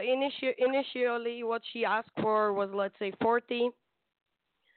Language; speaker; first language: English; non-native, fluent; Slovak